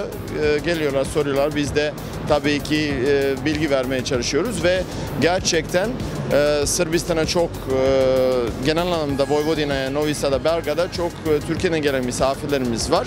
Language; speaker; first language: Turkish; non-native, fluent; Serbian